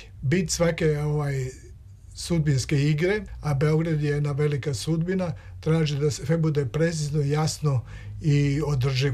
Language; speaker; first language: Serbian; native; Serbian